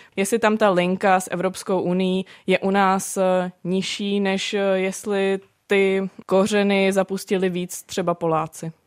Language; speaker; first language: Czech; native; Czech